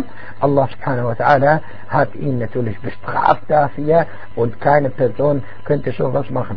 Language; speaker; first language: German; non-native, fluent; Arabic